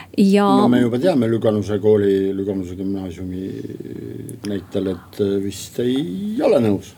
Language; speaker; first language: Estonian; non-native, local second language; Russian